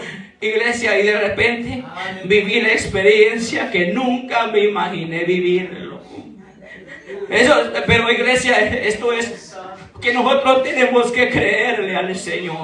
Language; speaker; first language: Spanish; native; Spanish